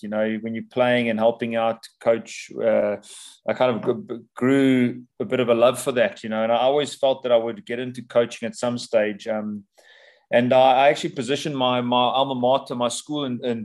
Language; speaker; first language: English; native; English